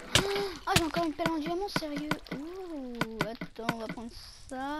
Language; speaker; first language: French; native; French